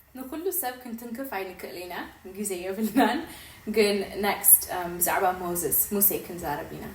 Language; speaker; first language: Tigrinya; early bilingual, heritage; Tigrinya